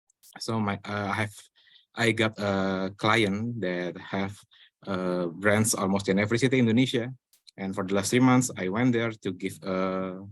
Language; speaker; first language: English; non-native, learner; Indonesian